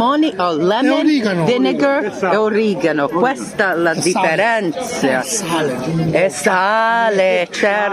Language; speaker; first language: Italian; non-native, learner; English